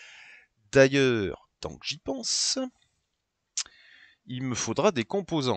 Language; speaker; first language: French; native; French